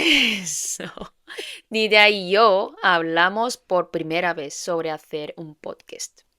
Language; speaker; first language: Spanish; non-native, fluent; Korean